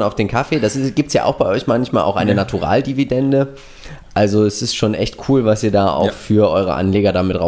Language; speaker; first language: German; native; German